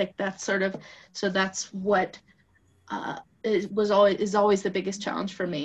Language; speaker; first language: English; native; English